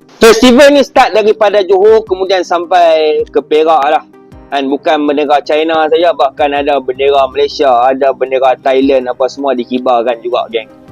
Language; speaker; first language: Malay; native; Malay